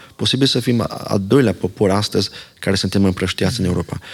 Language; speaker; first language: Romanian; non-native, local second language; Slovak